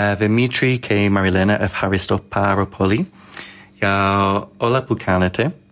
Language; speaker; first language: Greek; non-native, learner; English